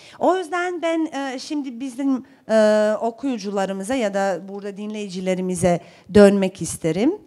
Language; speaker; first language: Turkish; non-native, fluent; Bosnian